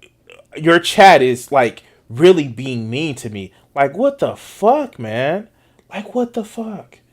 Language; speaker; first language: English; native; English